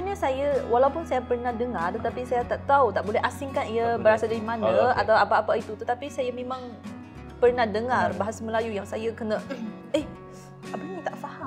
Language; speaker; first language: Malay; non-native, fluent; Chinese